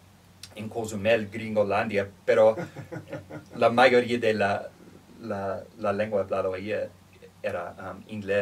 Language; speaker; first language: Spanish; non-native, fluent; English